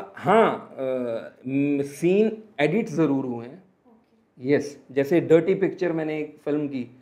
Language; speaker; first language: Hindi; native; Hindi